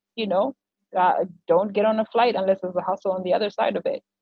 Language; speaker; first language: English; non-native, local second language; Shona